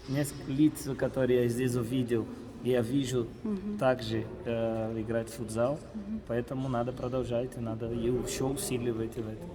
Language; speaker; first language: Russian; non-native, fluent; Portuguese